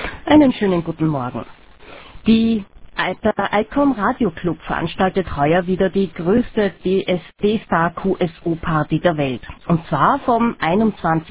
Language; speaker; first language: German; native; German